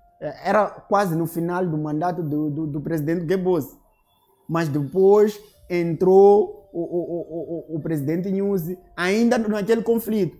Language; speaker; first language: Portuguese; native; Portuguese